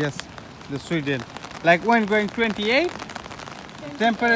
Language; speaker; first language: English; non-native, learner; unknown